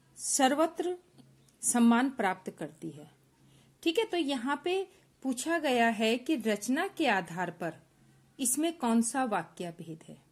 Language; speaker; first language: Hindi; native; Hindi